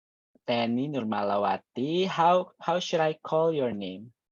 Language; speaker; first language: English; non-native, fluent; Indonesian